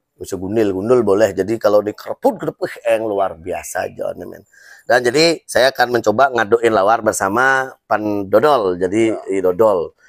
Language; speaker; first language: Indonesian; non-native, local second language; Balinese